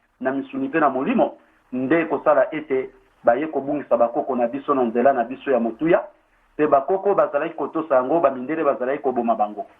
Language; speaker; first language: Lingala; non-native, local second language; Kongo